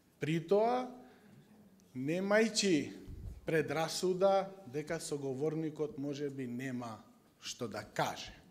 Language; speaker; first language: Macedonian; non-native, local second language; Albanian